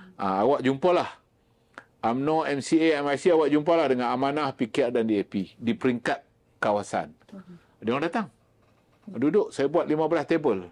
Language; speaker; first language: Malay; native; Malay